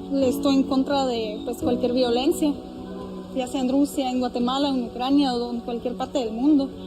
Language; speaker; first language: Spanish; early bilingual, other home language; Ukrainian